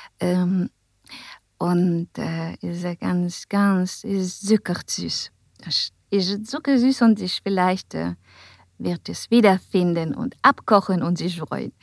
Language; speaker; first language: German; non-native, learner; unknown